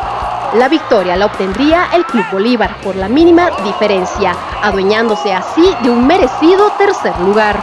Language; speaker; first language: Spanish; native; Spanish